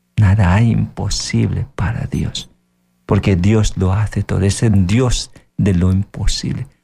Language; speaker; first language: Spanish; non-native, fluent; Filipino